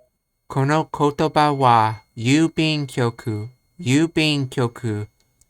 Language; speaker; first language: Japanese; non-native, learner; English